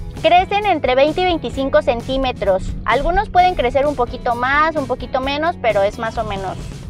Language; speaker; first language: Spanish; native; Spanish